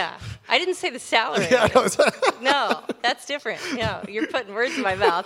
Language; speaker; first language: English; native; English